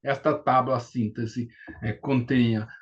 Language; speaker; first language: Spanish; non-native, learner; Portuguese